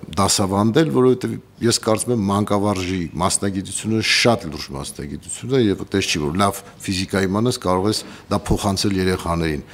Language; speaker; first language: Armenian; native; Armenian